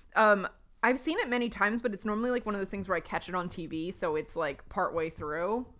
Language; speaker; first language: English; native; English